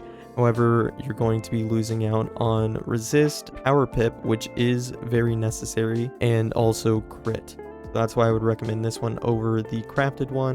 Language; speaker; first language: English; native; English